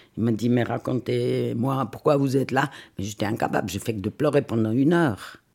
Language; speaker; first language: French; non-native, fluent; Swiss German